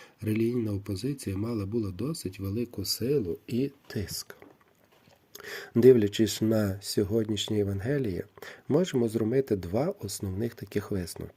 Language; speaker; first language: Ukrainian; native; Ukrainian